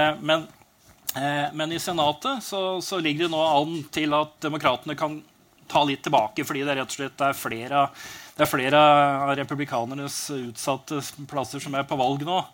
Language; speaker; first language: Norwegian; native; Norwegian